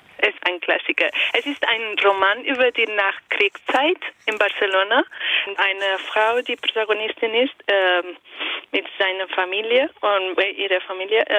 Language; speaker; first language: German; non-native, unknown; Italian